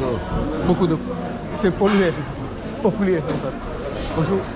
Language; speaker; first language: French; non-native, learner; Nepali